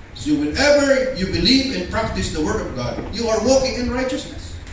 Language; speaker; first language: English; non-native, local second language; Filipino